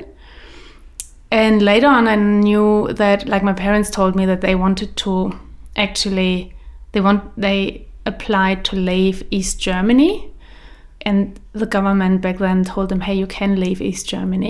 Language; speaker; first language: English; early bilingual, other home language; German